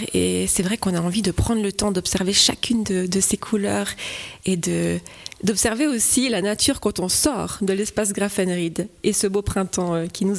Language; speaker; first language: French; native; French